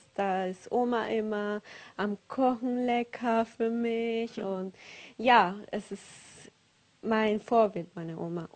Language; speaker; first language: German; non-native, learner; Spanish